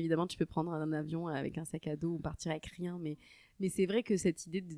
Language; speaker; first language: French; native; French